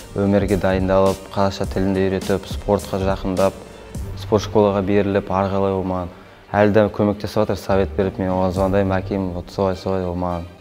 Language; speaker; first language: Kazakh; non-native, local second language; Russian